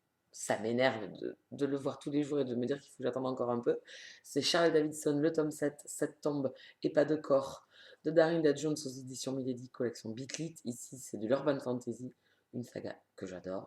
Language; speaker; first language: French; native; French